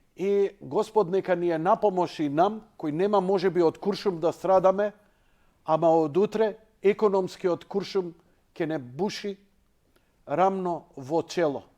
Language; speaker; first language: Macedonian; native; Macedonian